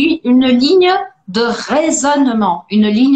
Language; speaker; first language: French; non-native, fluent; Portuguese